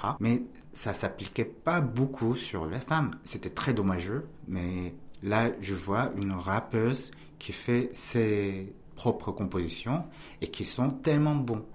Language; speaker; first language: French; non-native, fluent; Korean